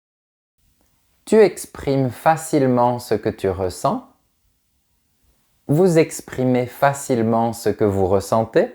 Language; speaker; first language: French; native; French